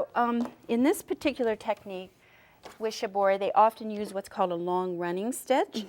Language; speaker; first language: English; native; English